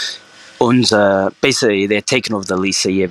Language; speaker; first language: English; native; English